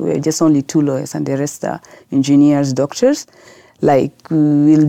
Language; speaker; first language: English; non-native, fluent; Arabic